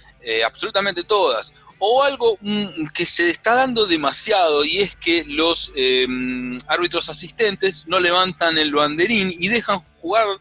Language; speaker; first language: Spanish; native; Spanish